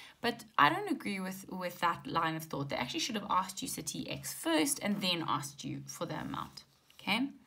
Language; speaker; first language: English; native; English